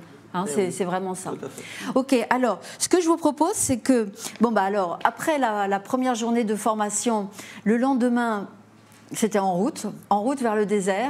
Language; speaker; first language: French; native; French